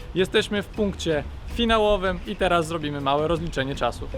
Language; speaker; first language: Polish; native; Polish